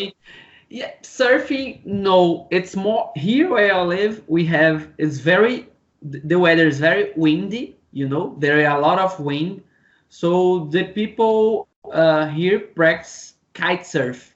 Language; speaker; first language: English; non-native, learner; Portuguese